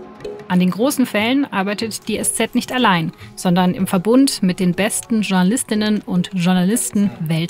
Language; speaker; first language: German; native; German